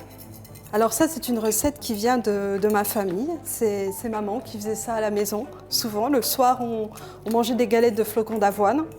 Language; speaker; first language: French; native; French